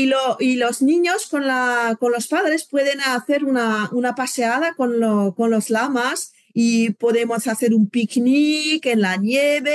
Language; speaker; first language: Spanish; non-native, fluent; French